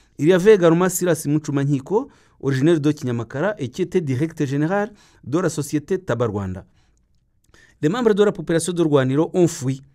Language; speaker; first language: French; non-native, local second language; Kinyarwanda